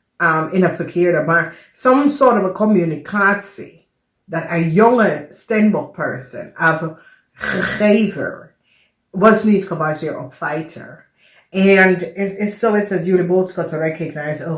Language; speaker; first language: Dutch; non-native, learner; English